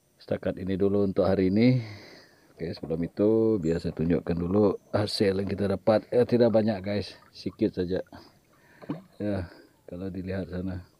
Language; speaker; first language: Malay; native; Malay